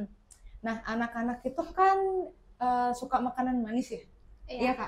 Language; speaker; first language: Indonesian; native; Indonesian